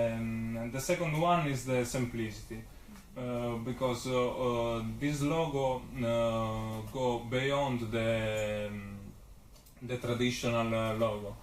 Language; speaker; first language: English; non-native, learner; Italian